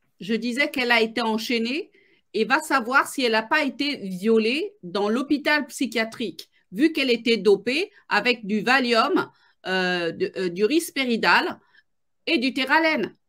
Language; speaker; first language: French; native; French